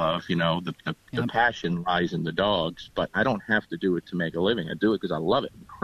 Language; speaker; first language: English; native; English